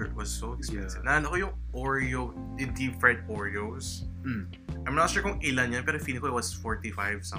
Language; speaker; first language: English; non-native, local second language; Filipino